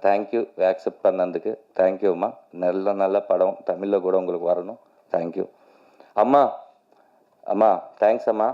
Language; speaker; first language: Tamil; non-native, learner; Telugu